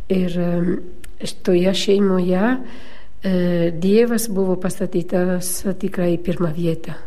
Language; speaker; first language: Lithuanian; non-native, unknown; Italian